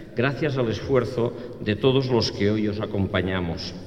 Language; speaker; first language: Spanish; non-native, local second language; Catalan